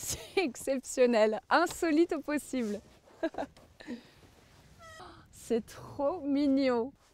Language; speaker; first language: French; native; French